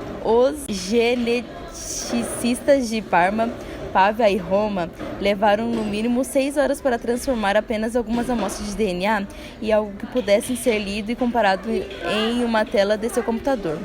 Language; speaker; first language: Portuguese; native; Portuguese